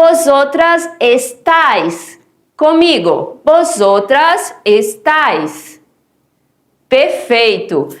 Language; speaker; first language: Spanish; non-native, fluent; Portuguese